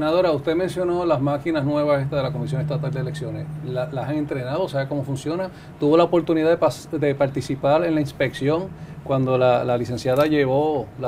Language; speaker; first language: Spanish; native; Spanish